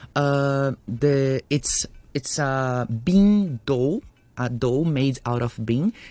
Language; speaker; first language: English; non-native, fluent; Portuguese